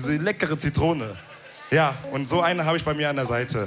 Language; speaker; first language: German; early bilingual, other home language; Wolof